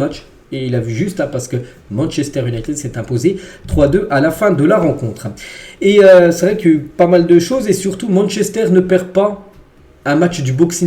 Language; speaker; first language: French; native; French